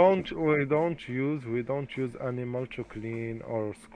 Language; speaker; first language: English; non-native, learner; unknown